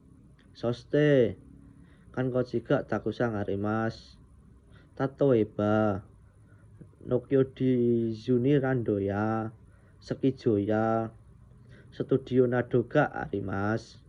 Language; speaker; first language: Japanese; non-native, learner; Indonesian